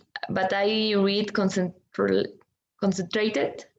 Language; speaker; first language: English; non-native, learner; Spanish